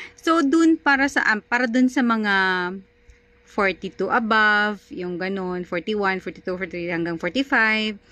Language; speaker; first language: Filipino; non-native, local second language; Hiligaynon